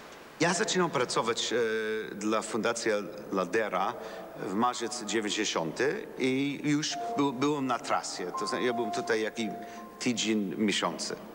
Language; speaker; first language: Polish; non-native, learner; English